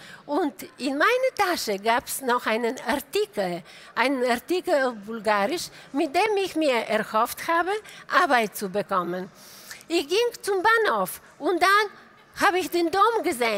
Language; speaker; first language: German; non-native, fluent; Bulgarian